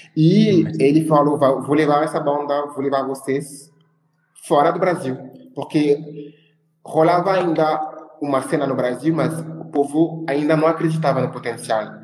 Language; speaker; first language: Portuguese; non-native, fluent; French